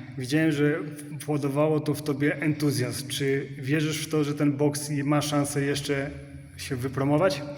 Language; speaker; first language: Polish; native; Polish